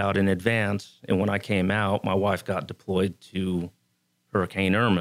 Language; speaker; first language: English; native; English